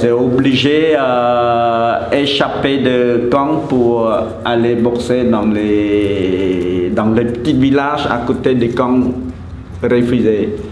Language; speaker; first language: French; non-native, fluent; Khmer